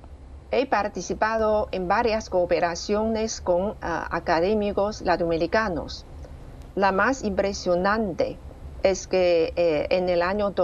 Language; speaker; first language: Spanish; non-native, fluent; Chinese